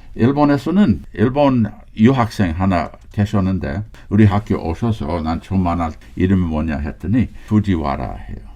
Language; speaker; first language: Korean; non-native, fluent; English